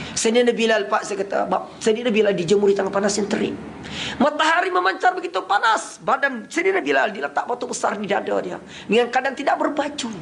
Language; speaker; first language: Malay; non-native, local second language; Central Dusun